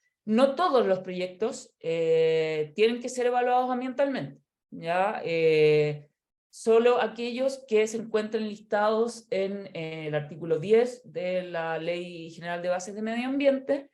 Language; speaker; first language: Spanish; native; Spanish